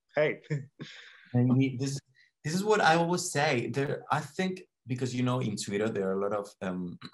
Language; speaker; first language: English; non-native, learner; Spanish